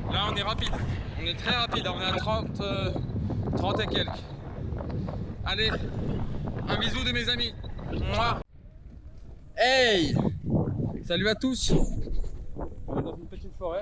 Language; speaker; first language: French; native; French